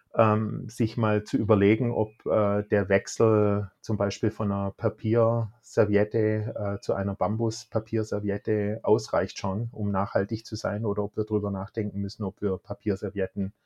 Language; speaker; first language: German; native; German